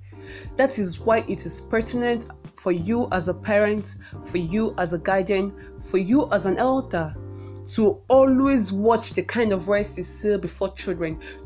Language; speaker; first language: English; non-native, local second language; Igbo